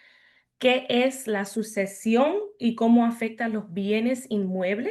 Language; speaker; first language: Spanish; early bilingual, heritage; English